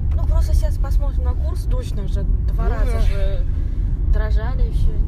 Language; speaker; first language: Russian; non-native, learner; Chinese